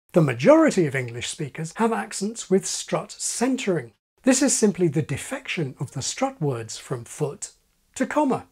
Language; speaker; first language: English; native; English